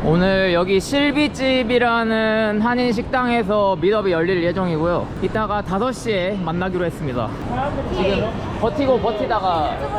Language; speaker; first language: Korean; native; Korean